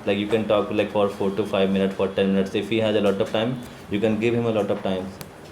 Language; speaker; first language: English; non-native, local second language; Hindi